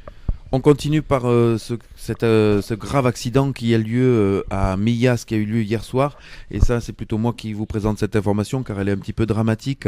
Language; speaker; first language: French; native; French